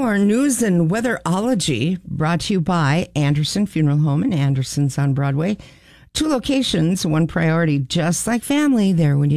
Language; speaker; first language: English; native; English